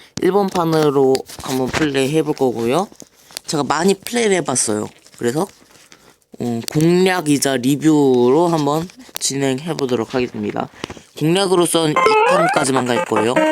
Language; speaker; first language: Korean; native; Korean